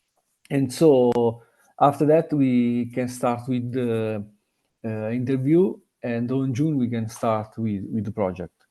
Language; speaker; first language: English; non-native, fluent; Italian